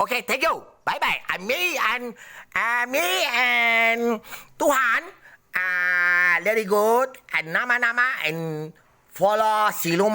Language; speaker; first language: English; non-native, learner; Indonesian